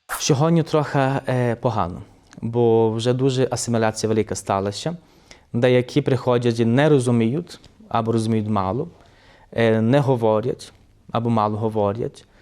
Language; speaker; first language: Ukrainian; early bilingual, heritage; Ukrainian